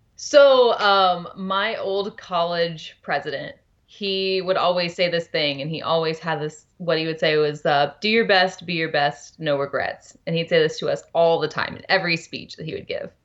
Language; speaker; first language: English; native; English